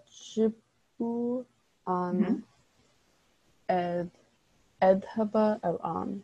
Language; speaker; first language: Arabic; non-native, learner; English